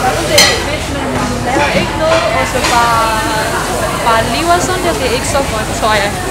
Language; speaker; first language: Danish; non-native, learner; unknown